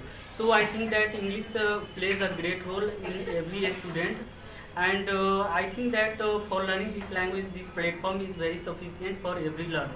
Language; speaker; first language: English; non-native, local second language; Hindi